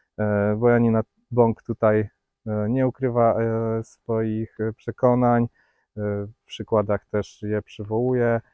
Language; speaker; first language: Polish; native; Polish